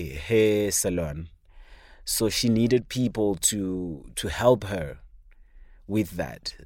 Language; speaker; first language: English; non-native, local second language; Shona